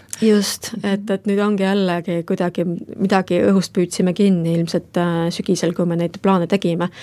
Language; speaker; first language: Estonian; native; Estonian